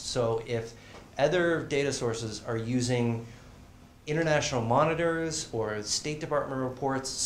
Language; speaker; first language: English; native; English